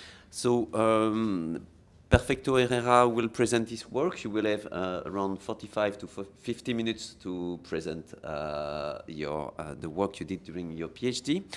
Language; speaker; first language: English; non-native, fluent; French